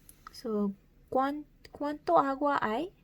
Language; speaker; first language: Spanish; early bilingual, heritage; Spanish